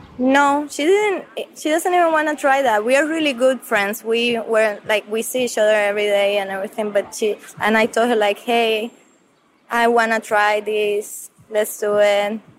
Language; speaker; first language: English; non-native, fluent; Spanish